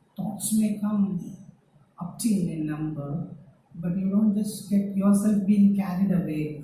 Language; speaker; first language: English; non-native, local second language; Malayalam